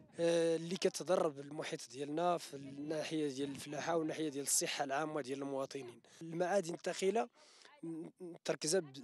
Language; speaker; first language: Arabic; native; Arabic